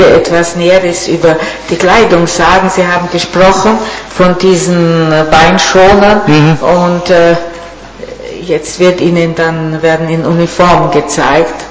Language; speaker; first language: German; non-native, fluent; Italian